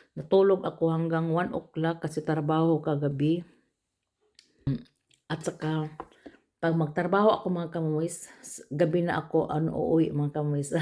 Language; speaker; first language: Filipino; non-native, local second language; Cebuano